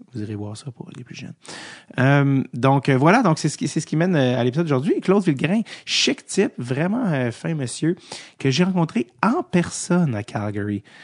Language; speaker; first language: French; native; French